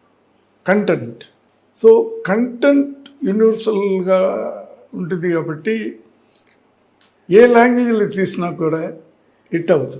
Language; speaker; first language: Telugu; non-native, learner; Tamil